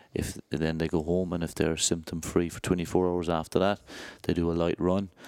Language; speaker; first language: English; native; English